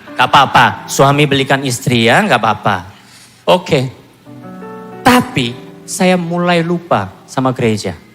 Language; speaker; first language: Indonesian; non-native, fluent; Korean